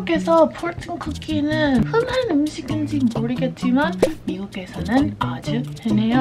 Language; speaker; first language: Korean; non-native, fluent; English